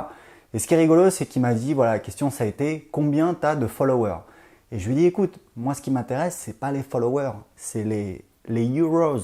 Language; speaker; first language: French; native; French